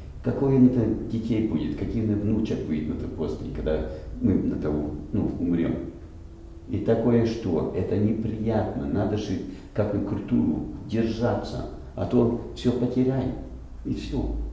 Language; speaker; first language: Russian; early bilingual, other home language; English